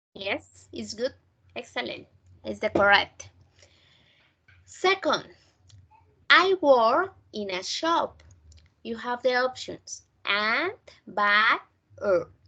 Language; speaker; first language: English; non-native, fluent; Spanish